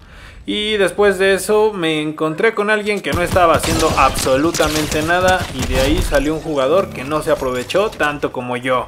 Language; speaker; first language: Spanish; native; Spanish